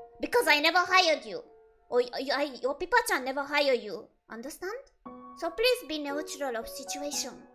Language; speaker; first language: English; non-native, learner; Japanese